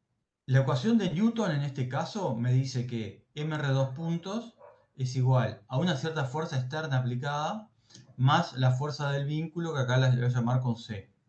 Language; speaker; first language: Spanish; native; Spanish